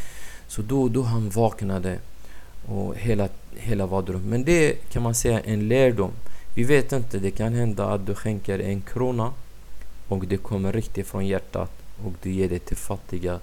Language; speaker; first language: Swedish; non-native, fluent; Arabic